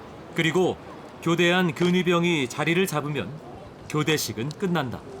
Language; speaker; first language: Korean; native; Korean